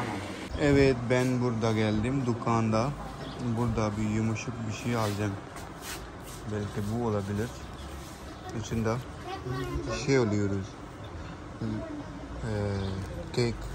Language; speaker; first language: Turkish; non-native, learner; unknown